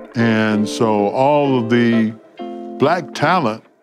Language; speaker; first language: English; native; English